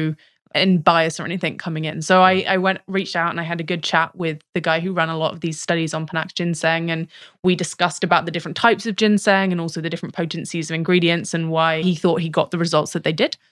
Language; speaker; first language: English; native; English